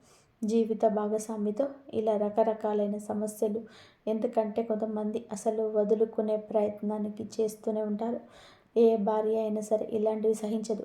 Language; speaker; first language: Telugu; native; Telugu